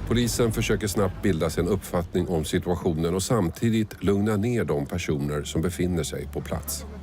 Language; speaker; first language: Swedish; native; Swedish